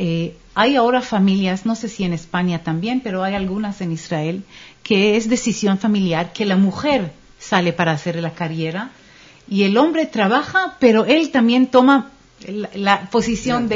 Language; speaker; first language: Spanish; non-native, fluent; Hebrew